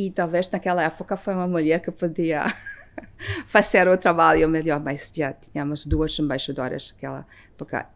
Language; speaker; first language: Portuguese; non-native, fluent; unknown